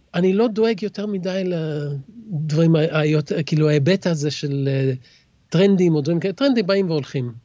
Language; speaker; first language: Hebrew; early bilingual, other home language; English